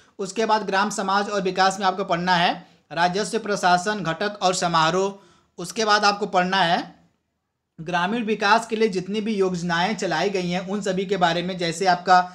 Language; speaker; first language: Hindi; native; Hindi